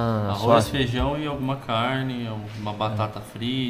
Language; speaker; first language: Portuguese; native; Portuguese